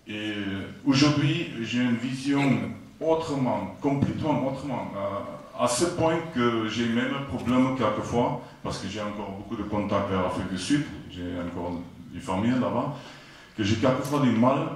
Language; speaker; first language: French; non-native, fluent; Afrikaans